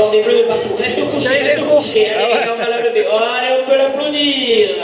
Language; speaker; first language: French; native; French